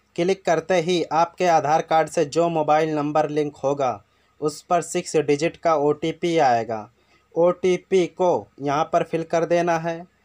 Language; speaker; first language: Hindi; native; Hindi